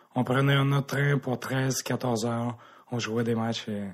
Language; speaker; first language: French; native; French